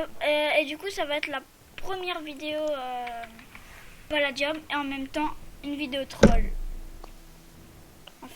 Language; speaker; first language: French; native; French